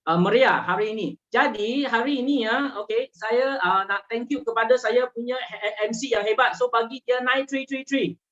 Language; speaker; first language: Malay; early bilingual, other home language; Chinese